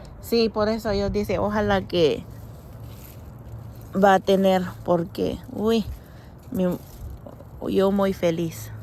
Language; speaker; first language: Spanish; non-native, learner; Filipino